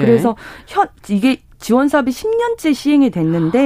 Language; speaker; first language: Korean; native; Korean